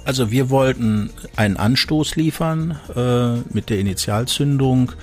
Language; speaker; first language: German; native; German